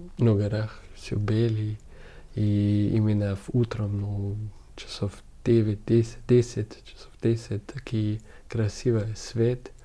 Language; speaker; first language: Russian; non-native, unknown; German